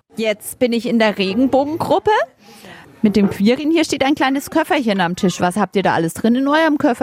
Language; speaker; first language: German; native; German